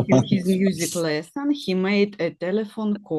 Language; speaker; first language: English; non-native, learner; Russian